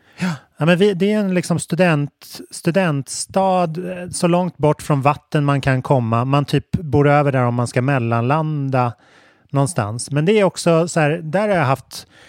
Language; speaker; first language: Swedish; native; Swedish